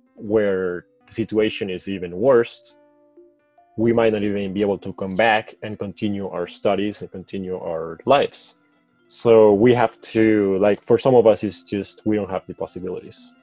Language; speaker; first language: English; non-native, fluent; Spanish